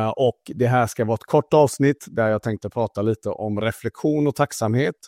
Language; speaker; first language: Swedish; early bilingual, other home language; Italian